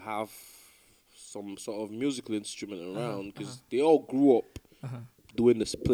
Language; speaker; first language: English; non-native, local second language; Igbo